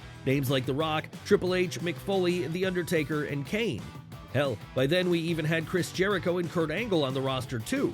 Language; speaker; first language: English; native; English